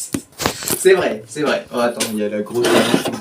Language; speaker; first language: French; native; French